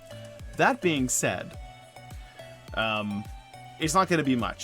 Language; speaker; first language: English; native; English